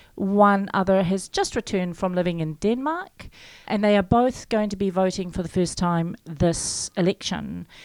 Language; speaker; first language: English; native; English